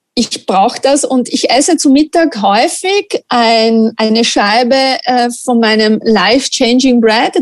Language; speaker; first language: German; non-native, fluent; Italian